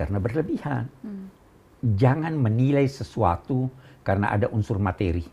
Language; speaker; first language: Indonesian; native; Indonesian